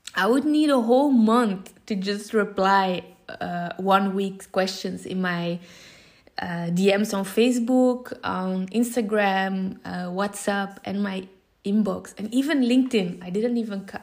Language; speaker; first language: English; non-native, fluent; Dutch